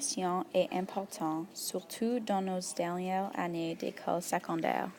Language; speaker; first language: French; non-native, local second language; English